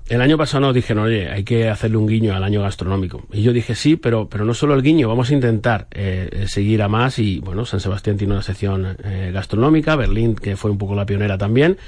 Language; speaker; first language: Spanish; native; Spanish